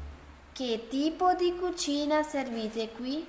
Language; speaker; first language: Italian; non-native, fluent; Urdu